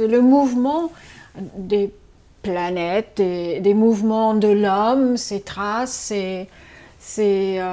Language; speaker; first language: French; non-native, fluent; English